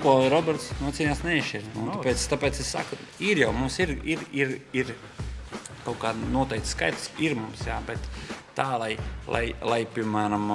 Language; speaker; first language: Latvian; native; Latvian